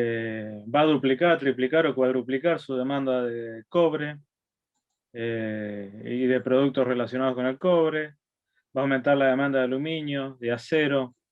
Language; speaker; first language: Spanish; native; Spanish